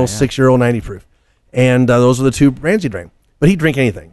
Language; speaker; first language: English; native; English